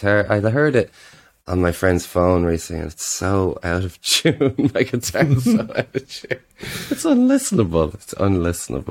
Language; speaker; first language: English; native; English